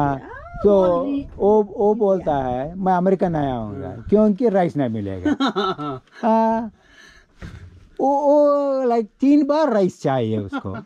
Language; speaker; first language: Hindi; non-native, local second language; Telugu